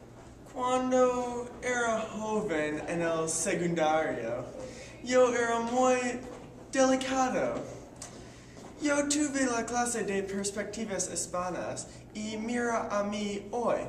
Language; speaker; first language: Spanish; non-native, learner; English